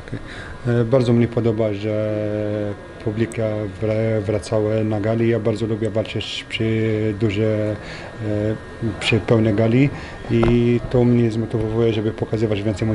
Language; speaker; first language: Polish; non-native, learner; French